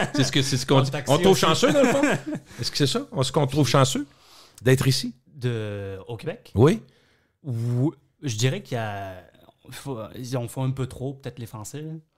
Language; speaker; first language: French; native; French